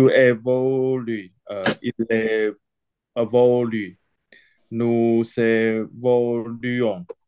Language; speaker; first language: French; non-native, learner; Chinese